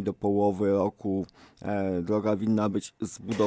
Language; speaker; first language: Polish; native; Polish